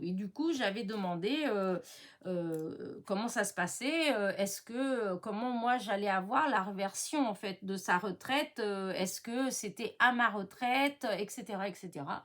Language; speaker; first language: French; native; French